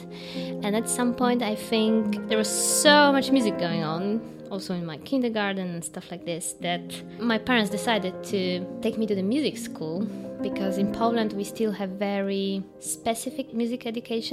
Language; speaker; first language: English; non-native, fluent; Polish